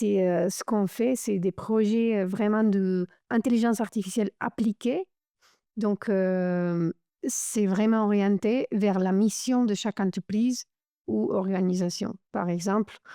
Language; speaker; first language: French; non-native, fluent; Romanian